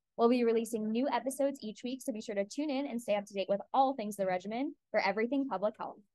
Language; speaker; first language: English; native; English